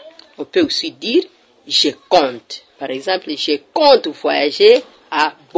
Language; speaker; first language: French; non-native, learner; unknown